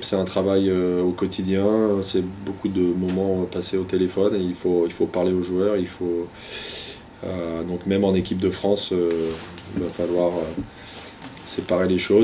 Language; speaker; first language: French; native; French